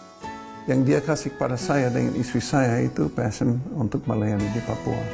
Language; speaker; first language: Indonesian; non-native, fluent; English